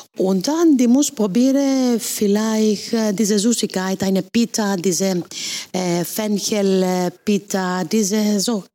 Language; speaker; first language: German; non-native, fluent; Greek